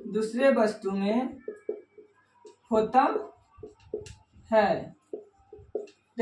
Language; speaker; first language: Hindi; native; Hindi